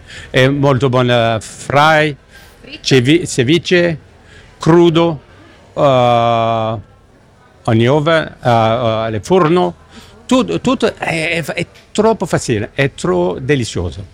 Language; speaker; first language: Italian; non-native, learner; English